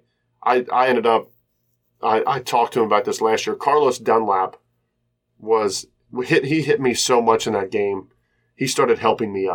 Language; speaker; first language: English; native; English